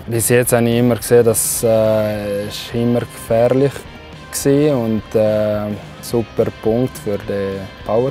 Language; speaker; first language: German; non-native, learner; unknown